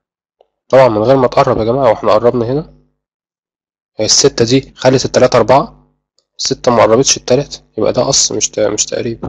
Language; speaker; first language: Arabic; native; Arabic